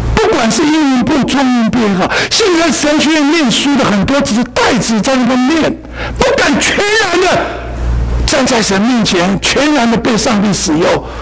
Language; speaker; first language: Chinese; native; Chinese